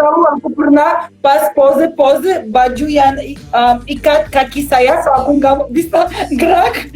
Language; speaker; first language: Indonesian; non-native, fluent; Russian